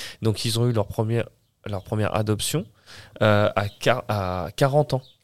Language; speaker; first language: French; early bilingual, other home language; Portuguese